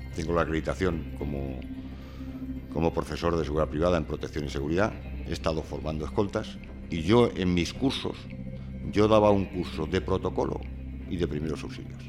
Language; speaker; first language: Spanish; native; Spanish